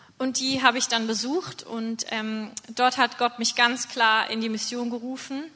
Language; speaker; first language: German; native; German